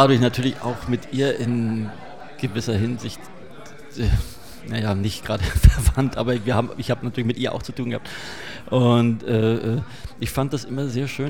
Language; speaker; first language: German; native; German